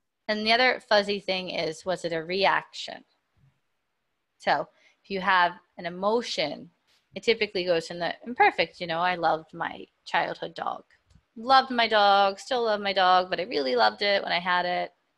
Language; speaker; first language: English; native; English